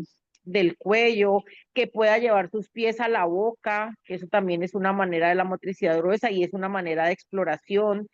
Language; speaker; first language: Spanish; native; Spanish